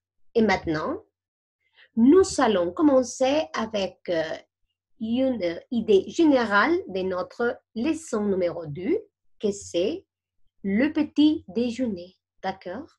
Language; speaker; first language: French; non-native, fluent; Spanish